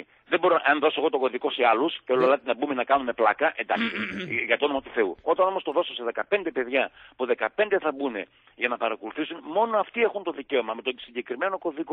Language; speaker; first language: Greek; native; Greek